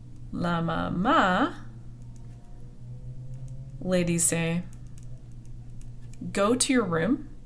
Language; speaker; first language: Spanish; non-native, fluent; English